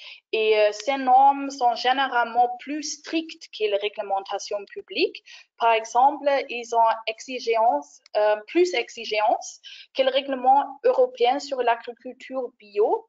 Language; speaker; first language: French; non-native, fluent; German